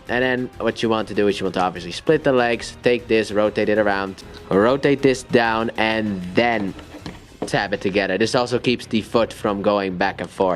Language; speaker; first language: English; native; English